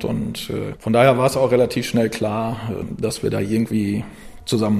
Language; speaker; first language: German; native; German